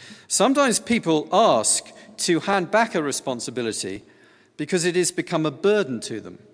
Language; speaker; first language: English; native; English